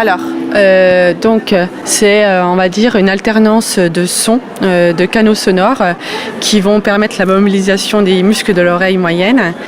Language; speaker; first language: French; native; French